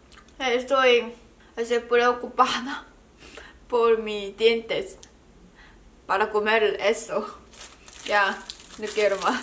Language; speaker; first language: Spanish; non-native, learner; Korean